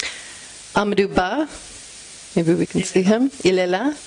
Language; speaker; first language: French; non-native, fluent; English